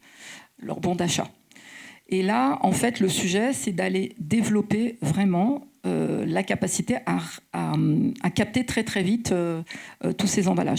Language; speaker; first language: French; native; French